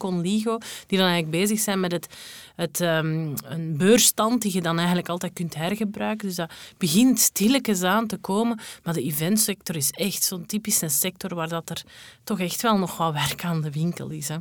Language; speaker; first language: Dutch; native; Dutch